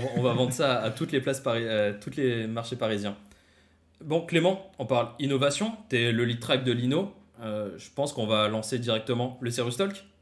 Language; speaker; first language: French; native; French